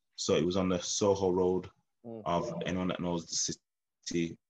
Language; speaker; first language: English; native; English